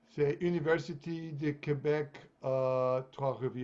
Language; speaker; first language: French; non-native, fluent; English